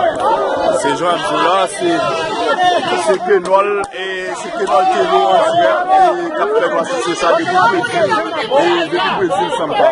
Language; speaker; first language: French; non-native, local second language; Haitian Creole